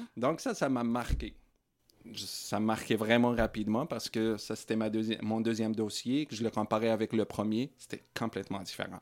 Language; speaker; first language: French; non-native, local second language; Arabic